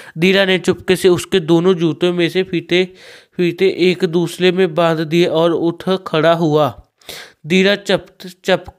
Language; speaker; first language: Hindi; non-native, local second language; Punjabi